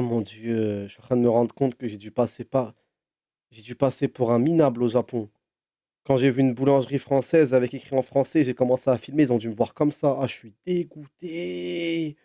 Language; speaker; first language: French; native; French